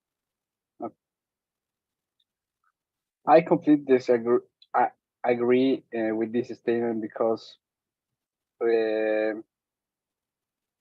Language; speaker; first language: English; non-native, learner; Spanish